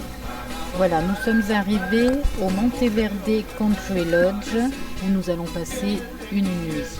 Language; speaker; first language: French; native; French